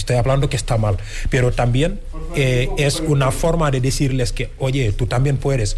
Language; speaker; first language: Spanish; non-native, fluent; Wolof